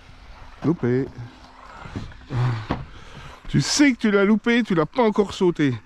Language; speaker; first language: French; native; French